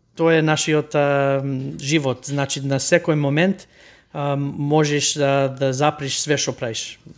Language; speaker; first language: Macedonian; early bilingual, heritage; Macedonian